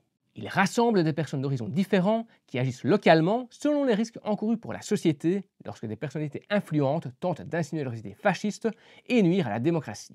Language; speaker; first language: French; native; French